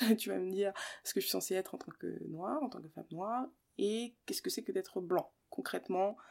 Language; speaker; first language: French; early bilingual, other home language; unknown